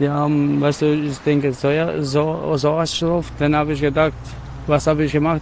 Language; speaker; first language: German; non-native, learner; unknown